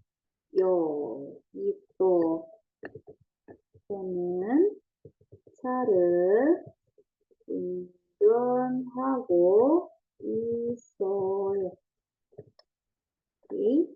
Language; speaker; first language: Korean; non-native, fluent; Indonesian